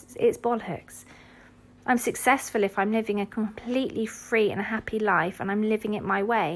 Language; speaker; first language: English; native; English